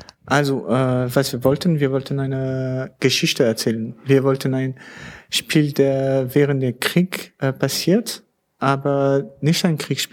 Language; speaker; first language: German; non-native, learner; French